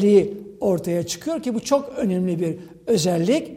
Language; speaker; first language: Turkish; native; Turkish